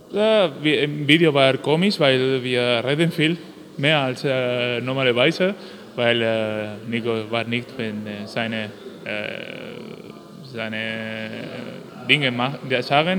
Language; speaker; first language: German; non-native, learner; Spanish